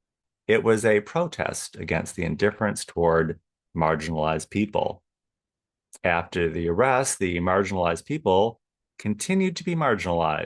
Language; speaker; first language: English; native; English